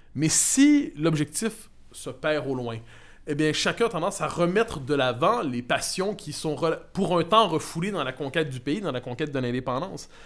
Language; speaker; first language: French; native; French